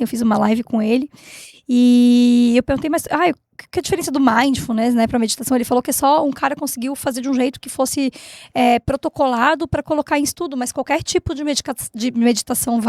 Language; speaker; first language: Portuguese; native; Portuguese